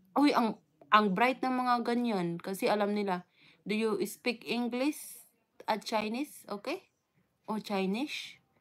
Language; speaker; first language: Filipino; non-native, local second language; Waray